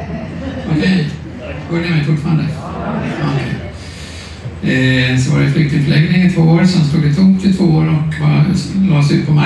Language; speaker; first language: Swedish; native; Swedish